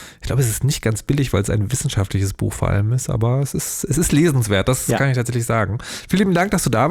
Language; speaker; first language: German; native; German